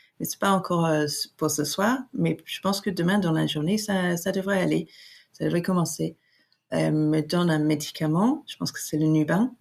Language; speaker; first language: French; non-native, fluent; English